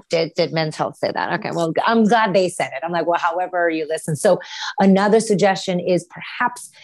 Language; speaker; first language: English; early bilingual, other home language; Romanian